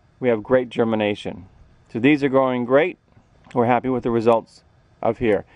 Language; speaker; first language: English; native; English